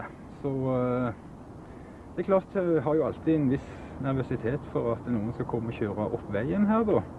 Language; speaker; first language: Norwegian; native; Norwegian